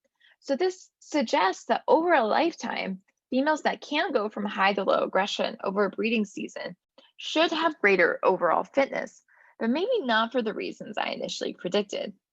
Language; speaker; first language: English; native; English